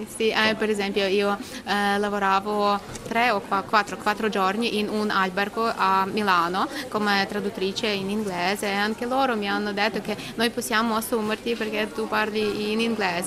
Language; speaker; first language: Italian; non-native, learner; Ukrainian